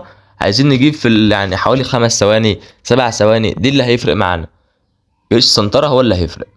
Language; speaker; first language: Arabic; native; Arabic